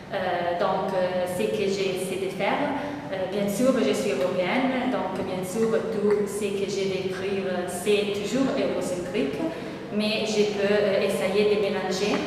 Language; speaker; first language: French; non-native, fluent; Italian